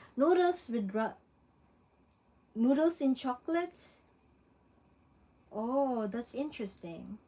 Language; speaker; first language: English; non-native, local second language; Filipino